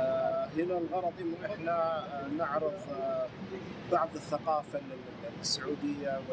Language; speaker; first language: Arabic; native; Arabic